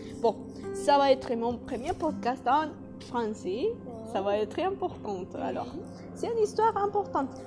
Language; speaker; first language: French; non-native, learner; Spanish